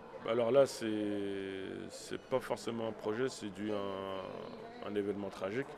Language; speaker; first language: French; native; French